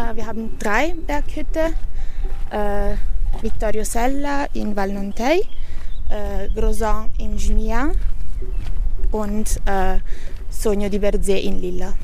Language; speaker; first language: German; non-native, learner; Italian